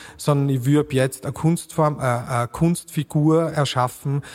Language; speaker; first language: German; native; German